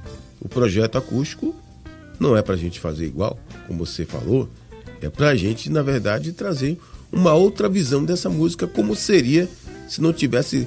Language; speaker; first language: Portuguese; native; Portuguese